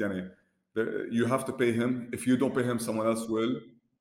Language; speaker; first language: Arabic; native; Arabic